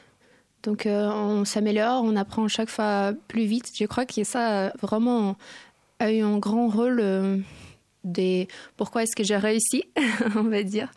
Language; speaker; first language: French; non-native, fluent; Portuguese